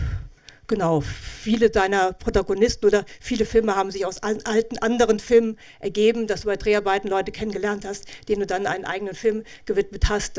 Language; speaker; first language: German; native; German